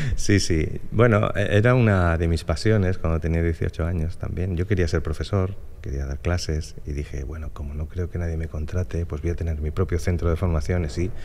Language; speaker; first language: Spanish; native; Spanish